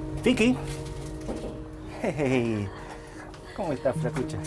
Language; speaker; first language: Dutch; non-native, fluent; Spanish